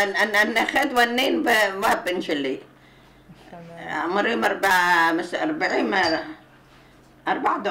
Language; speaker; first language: Hebrew; non-native, learner; Arabic